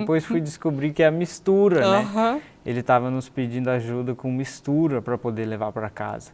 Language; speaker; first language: Portuguese; native; Portuguese